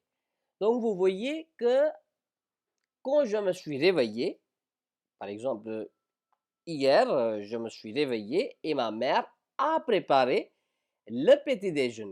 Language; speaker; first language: French; non-native, fluent; Hindi